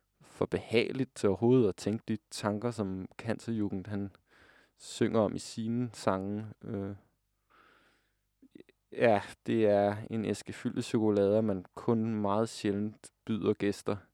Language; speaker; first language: Danish; native; Danish